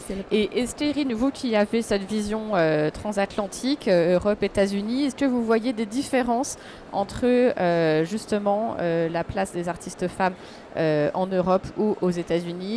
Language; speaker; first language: French; native; French